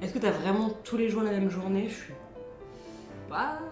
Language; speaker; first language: French; native; French